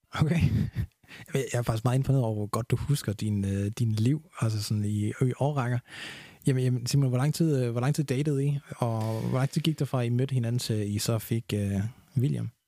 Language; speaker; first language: Danish; early bilingual, other home language; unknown